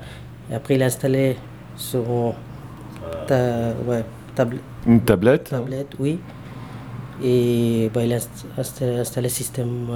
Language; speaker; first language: French; non-native, learner; Bangla